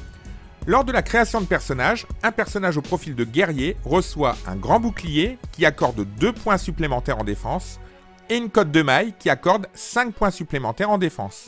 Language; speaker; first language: French; native; French